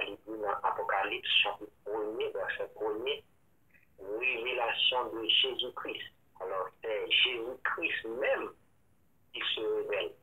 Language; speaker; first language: French; non-native, local second language; Haitian Creole